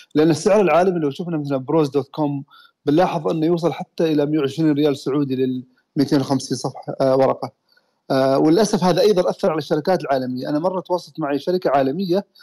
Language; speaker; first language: Arabic; native; Arabic